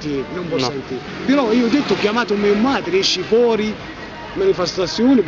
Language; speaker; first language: Italian; non-native, learner; Arabic